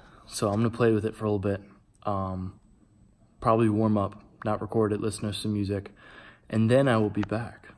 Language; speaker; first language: English; native; English